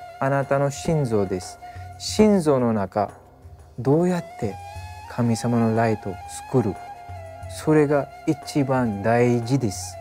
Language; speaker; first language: Japanese; non-native, learner; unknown